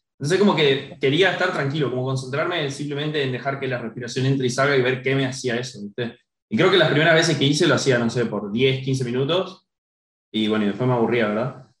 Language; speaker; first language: Spanish; native; Spanish